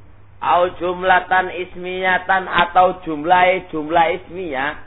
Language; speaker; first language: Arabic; non-native, fluent; Indonesian